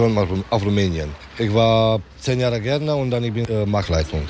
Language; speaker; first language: German; non-native, learner; Romanian